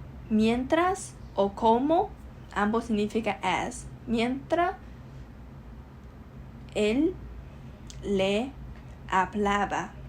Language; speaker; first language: Spanish; non-native, learner; Chinese